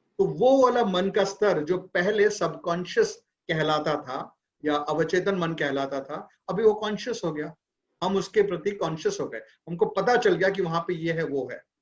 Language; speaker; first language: Hindi; non-native, local second language; Bangla